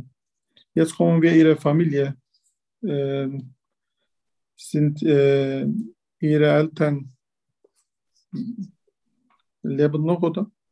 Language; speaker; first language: German; non-native, learner; Turkish